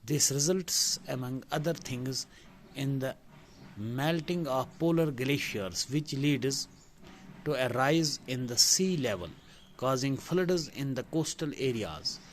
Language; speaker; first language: English; non-native, local second language; Urdu